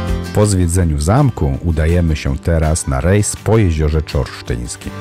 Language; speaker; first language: Polish; native; Polish